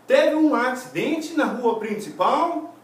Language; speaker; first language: Portuguese; non-native, fluent; English